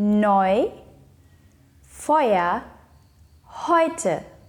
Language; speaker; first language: German; non-native, fluent; Indonesian